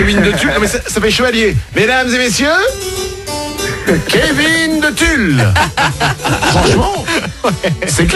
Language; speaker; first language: French; native; French